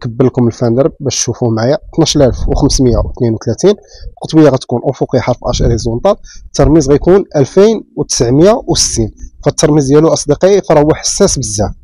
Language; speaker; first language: Arabic; native; Arabic